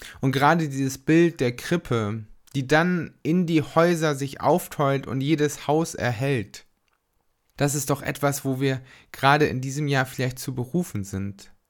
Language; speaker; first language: German; native; German